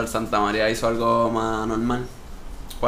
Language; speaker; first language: Spanish; native; Spanish